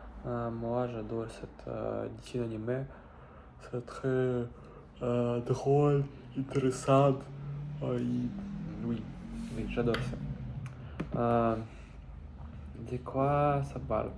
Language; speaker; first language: French; non-native, learner; Russian